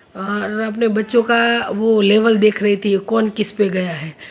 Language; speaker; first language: Hindi; non-native, local second language; Gujarati